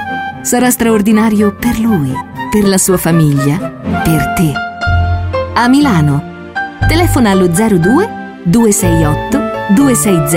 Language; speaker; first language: Italian; native; Italian